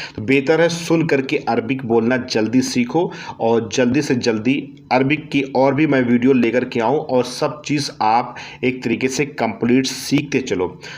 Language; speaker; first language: Hindi; native; Hindi